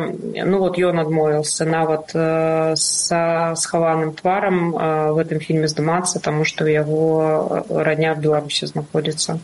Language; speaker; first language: Belarusian; non-native, local second language; Russian